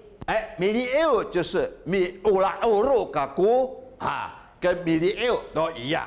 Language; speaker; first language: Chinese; non-native, local second language; Amis